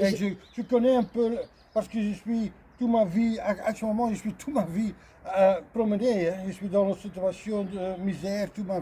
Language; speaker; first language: French; non-native, learner; Dutch